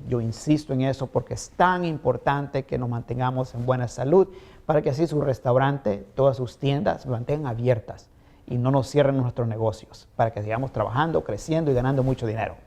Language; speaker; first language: Spanish; native; Spanish